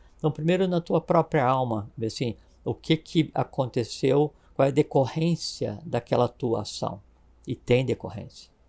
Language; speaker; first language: Portuguese; native; Portuguese